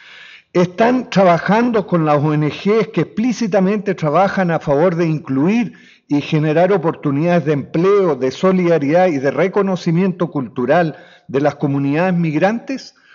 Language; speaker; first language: Spanish; native; Spanish